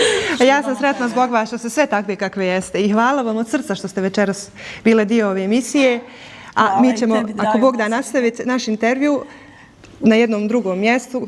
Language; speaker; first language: Bosnian; native; Bosnian